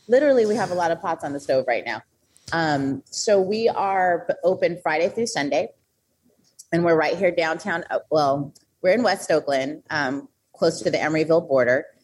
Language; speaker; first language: English; native; English